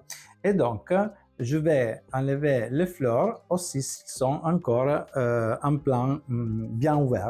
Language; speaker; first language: French; non-native, fluent; Italian